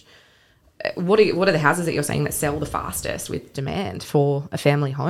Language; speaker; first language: English; native; English